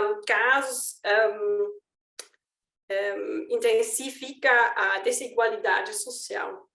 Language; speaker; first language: Portuguese; non-native, fluent; German